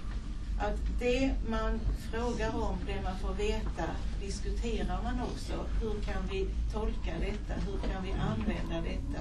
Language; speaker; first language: Swedish; native; Swedish